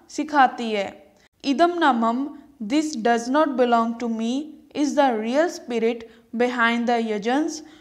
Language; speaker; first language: Hindi; native; Hindi